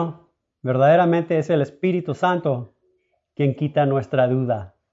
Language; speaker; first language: Spanish; early bilingual, heritage; Spanish